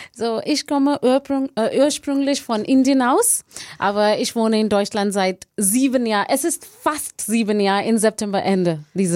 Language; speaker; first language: German; non-native, fluent; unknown